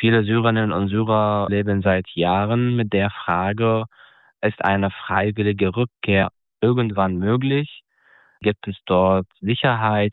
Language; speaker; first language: German; non-native, fluent; Arabic